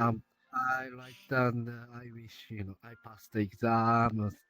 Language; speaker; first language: English; non-native, learner; Japanese